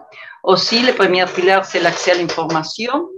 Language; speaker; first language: French; non-native, learner; Spanish